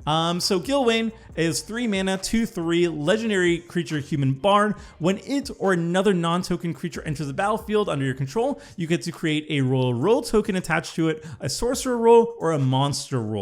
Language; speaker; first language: English; native; English